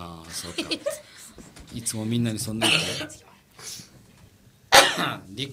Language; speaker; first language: Japanese; native; Japanese